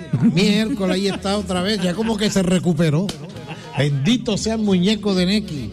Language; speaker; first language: Spanish; native; Spanish